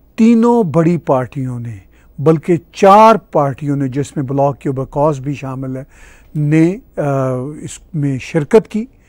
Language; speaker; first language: Urdu; non-native, local second language; Punjabi